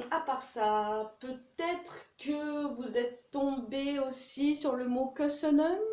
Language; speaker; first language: French; native; French